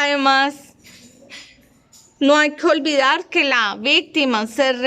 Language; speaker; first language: Spanish; native; Spanish